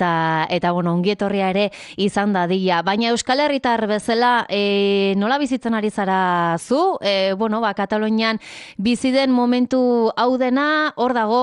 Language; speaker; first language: Basque; native; Basque